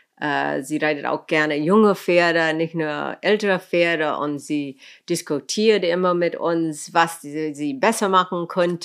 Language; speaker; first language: German; non-native, fluent; English